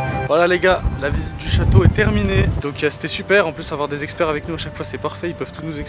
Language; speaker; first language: French; native; French